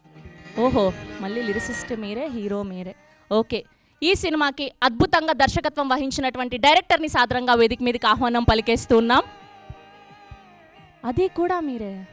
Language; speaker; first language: Telugu; native; Telugu